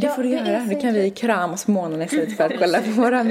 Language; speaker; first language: Swedish; native; Swedish